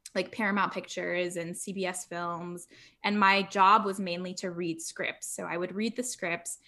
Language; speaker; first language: English; native; English